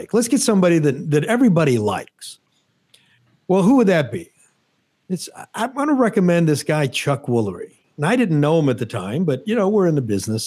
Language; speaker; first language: English; native; English